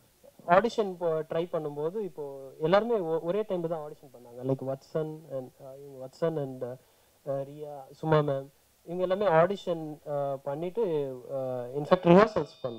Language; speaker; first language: Tamil; native; Tamil